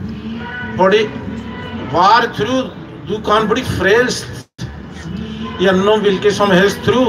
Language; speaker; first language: Norwegian; non-native, fluent; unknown